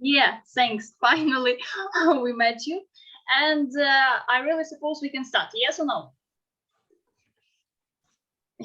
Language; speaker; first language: English; non-native, fluent; Ukrainian